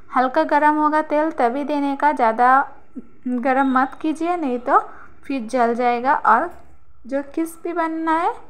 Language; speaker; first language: Hindi; non-native, local second language; Bangla